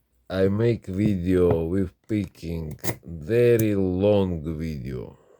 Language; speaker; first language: English; non-native, learner; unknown